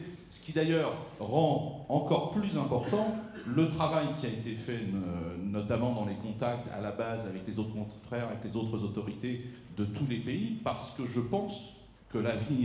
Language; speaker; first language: French; native; French